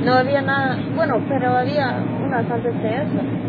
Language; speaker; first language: Spanish; non-native, learner; English